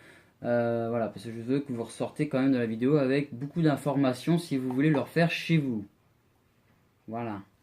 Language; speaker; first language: French; native; French